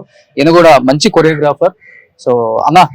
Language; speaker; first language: Telugu; native; Telugu